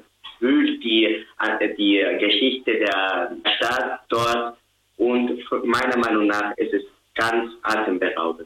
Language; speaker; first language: German; non-native, fluent; Spanish